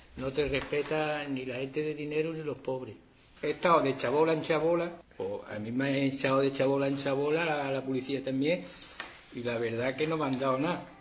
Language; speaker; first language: Spanish; native; Spanish